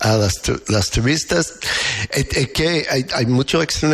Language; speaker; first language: Spanish; non-native, fluent; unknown